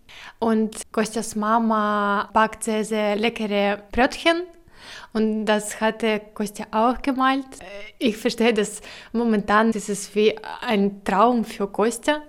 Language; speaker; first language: German; non-native, learner; Ukrainian